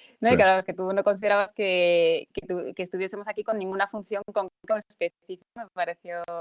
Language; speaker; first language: Spanish; early bilingual, other home language; Arabic